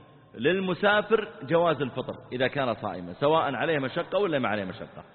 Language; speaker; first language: Arabic; native; Arabic